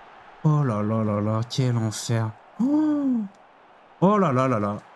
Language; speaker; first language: French; native; French